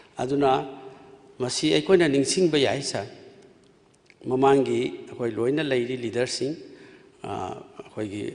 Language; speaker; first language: Manipuri; non-native, local second language; Tangkhul Naga (India)